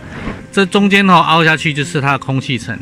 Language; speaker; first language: Chinese; native; Chinese